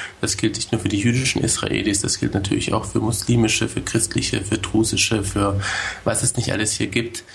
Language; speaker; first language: German; early bilingual, other home language; Hebrew